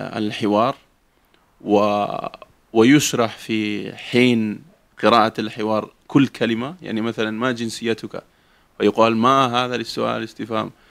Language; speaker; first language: Arabic; non-native, fluent; Spanish